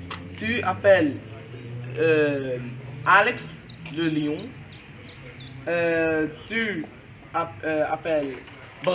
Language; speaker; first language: French; non-native, learner; Dutch